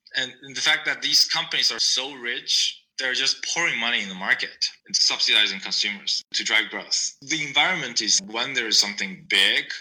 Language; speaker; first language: English; non-native, fluent; Chinese